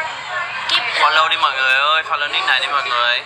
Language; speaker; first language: Vietnamese; native; Vietnamese